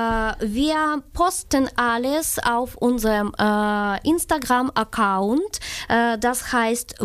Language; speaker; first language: German; non-native, fluent; Ukrainian